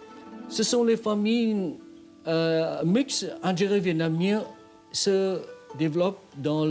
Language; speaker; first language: French; non-native, fluent; Vietnamese